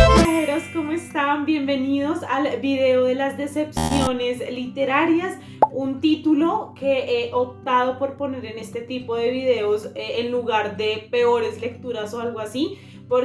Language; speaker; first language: Spanish; native; Spanish